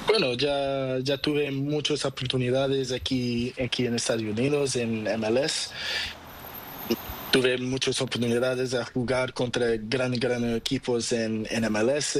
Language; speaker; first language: Spanish; non-native, learner; Portuguese